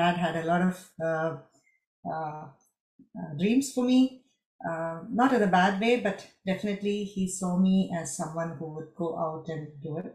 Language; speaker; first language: English; non-native, local second language; Tamil